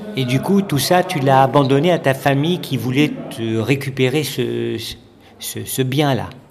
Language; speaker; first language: French; native; French